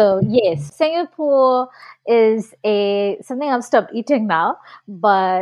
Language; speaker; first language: English; non-native, local second language; Bangla